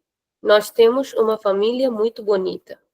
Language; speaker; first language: Portuguese; non-native, fluent; Hindi